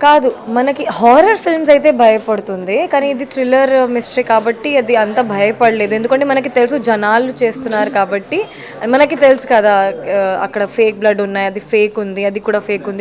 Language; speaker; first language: Telugu; non-native, fluent; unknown